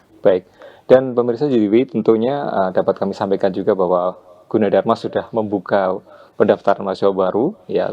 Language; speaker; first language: Indonesian; native; Indonesian